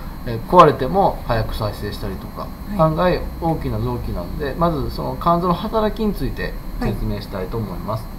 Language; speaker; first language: Japanese; native; Japanese